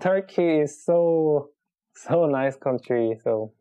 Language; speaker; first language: English; non-native, learner; Korean